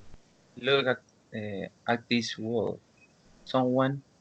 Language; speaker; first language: English; non-native, learner; Spanish